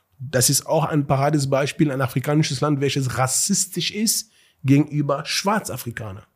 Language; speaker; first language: German; early bilingual, other home language; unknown